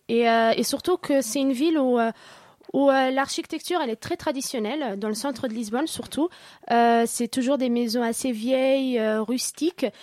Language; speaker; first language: French; non-native, fluent; Portuguese